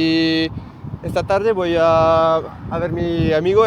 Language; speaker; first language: Spanish; non-native, learner; French